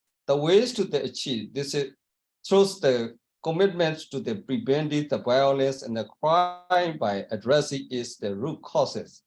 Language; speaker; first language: English; non-native, learner; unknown